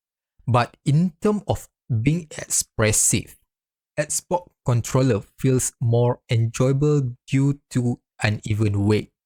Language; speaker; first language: English; non-native, fluent; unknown